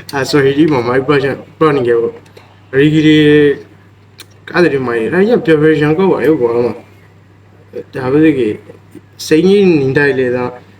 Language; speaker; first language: Burmese; native; Burmese